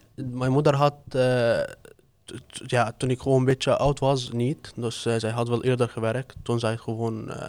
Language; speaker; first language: Dutch; non-native, fluent; Arabic